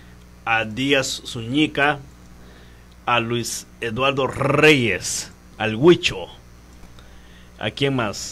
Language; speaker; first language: Spanish; native; Spanish